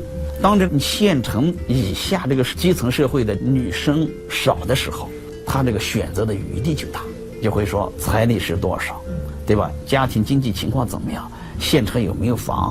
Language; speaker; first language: Chinese; native; Chinese